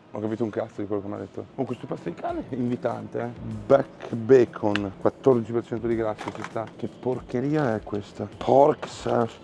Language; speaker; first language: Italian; native; Italian